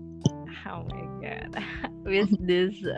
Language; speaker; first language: English; non-native, learner; Indonesian